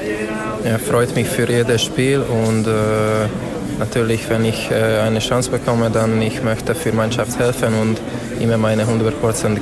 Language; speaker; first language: German; non-native, learner; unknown